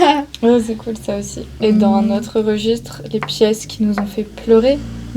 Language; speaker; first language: French; native; French